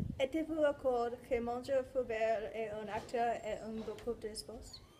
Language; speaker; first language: French; non-native, learner; English